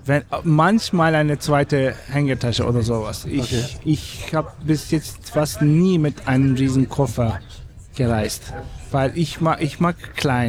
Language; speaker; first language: German; non-native, fluent; Turkish